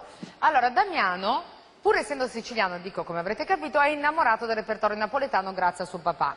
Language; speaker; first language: Italian; native; Italian